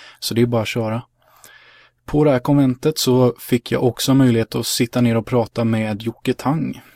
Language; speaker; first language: Swedish; early bilingual, other home language; Hungarian